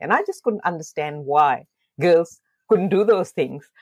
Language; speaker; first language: English; non-native, local second language; Urdu